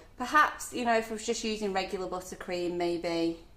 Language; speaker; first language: English; native; English